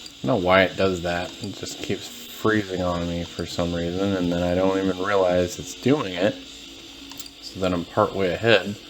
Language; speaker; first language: English; native; English